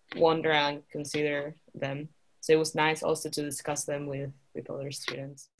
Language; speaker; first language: English; non-native, fluent; Spanish